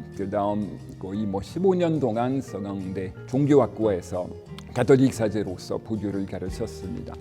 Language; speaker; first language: Korean; non-native, fluent; French